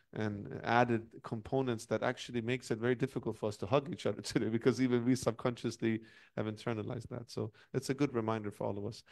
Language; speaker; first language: English; non-native, fluent; Persian